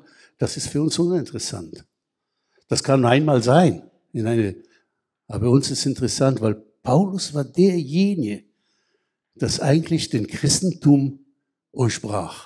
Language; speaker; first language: German; non-native, fluent; Hebrew